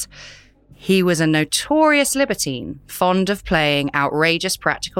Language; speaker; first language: English; native; English